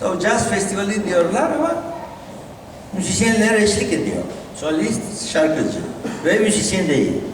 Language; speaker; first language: Turkish; non-native, learner; Spanish